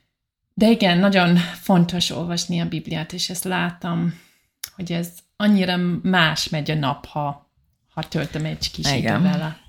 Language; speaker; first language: Hungarian; non-native, learner; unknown